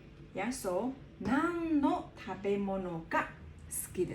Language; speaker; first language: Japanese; non-native, fluent; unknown